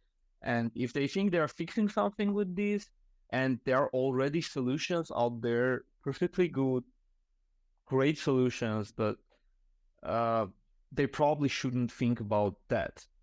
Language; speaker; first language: English; non-native, fluent; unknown